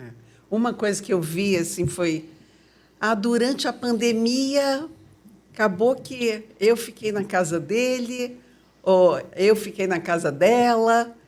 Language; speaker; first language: Portuguese; native; Portuguese